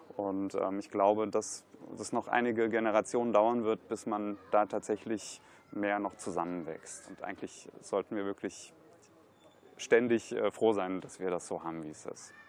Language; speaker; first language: German; native; German